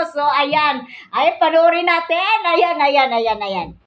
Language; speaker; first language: Filipino; native; Filipino